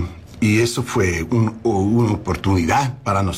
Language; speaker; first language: Spanish; non-native, learner; English